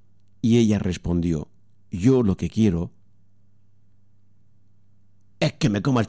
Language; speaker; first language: Spanish; native; Spanish